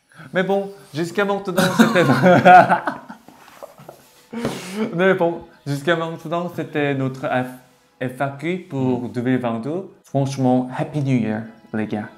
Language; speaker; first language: French; non-native, learner; Korean